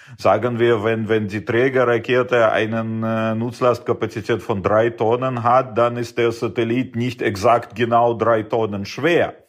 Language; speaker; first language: German; non-native, fluent; Russian